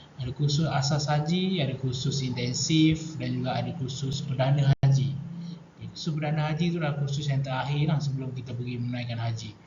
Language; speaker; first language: Malay; native; Malay